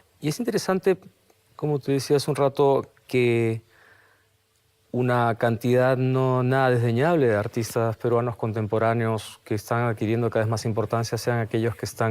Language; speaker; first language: Spanish; native; Spanish